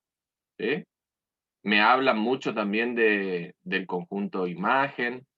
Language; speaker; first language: Spanish; native; Spanish